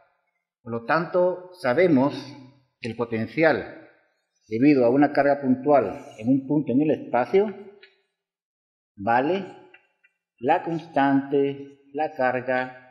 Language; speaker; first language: Spanish; native; Spanish